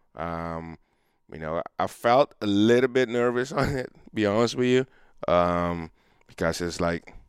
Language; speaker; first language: English; non-native, fluent; Papiamento